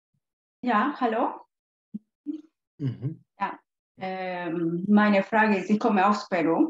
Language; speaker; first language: German; non-native, learner; Spanish